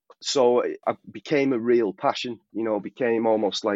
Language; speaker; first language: English; native; English